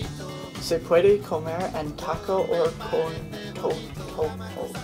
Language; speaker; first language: Spanish; non-native, learner; English